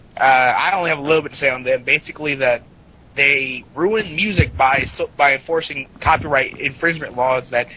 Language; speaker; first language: English; native; English